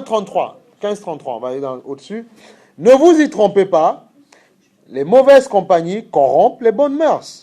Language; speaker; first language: French; native; French